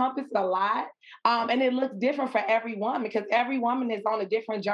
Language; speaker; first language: English; native; English